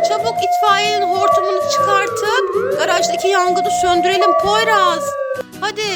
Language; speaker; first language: Turkish; native; Turkish